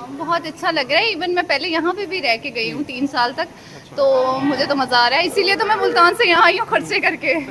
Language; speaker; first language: Urdu; non-native, local second language; Punjabi